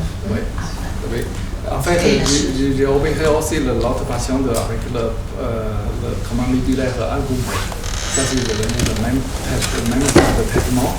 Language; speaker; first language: French; non-native, learner; Chinese